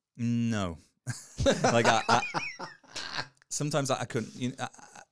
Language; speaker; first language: English; native; English